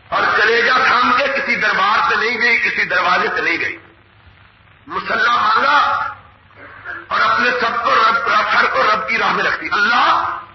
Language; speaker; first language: Urdu; non-native, local second language; Punjabi